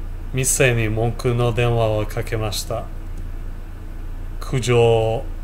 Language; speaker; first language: Japanese; non-native, learner; English